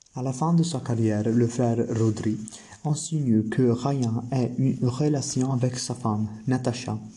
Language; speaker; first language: French; non-native, learner; Italian